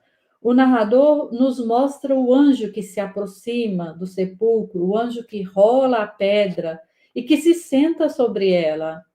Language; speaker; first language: Portuguese; native; Portuguese